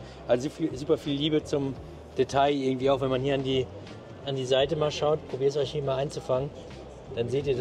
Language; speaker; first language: German; native; German